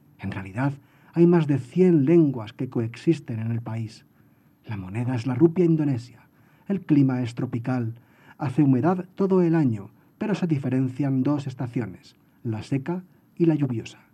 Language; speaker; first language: Spanish; native; Spanish